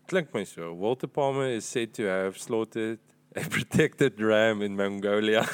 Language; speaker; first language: English; non-native, local second language; Afrikaans